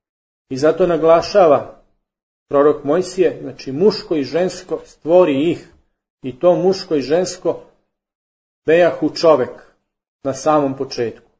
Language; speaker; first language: Serbian; native; Serbian